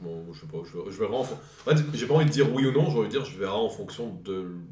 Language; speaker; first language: French; native; French